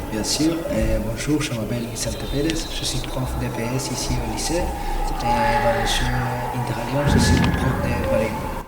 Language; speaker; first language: French; non-native, fluent; Spanish